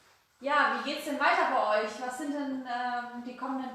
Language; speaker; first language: German; native; German